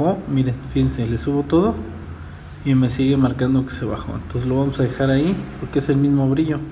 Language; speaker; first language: Spanish; native; Spanish